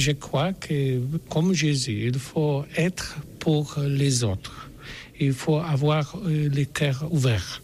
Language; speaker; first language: French; non-native, learner; Polish